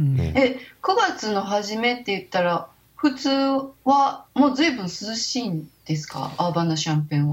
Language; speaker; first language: Japanese; native; Japanese